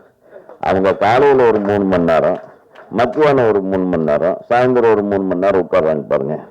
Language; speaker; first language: Tamil; native; Tamil